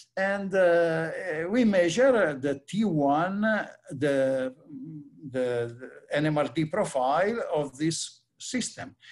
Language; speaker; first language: English; non-native, fluent; Italian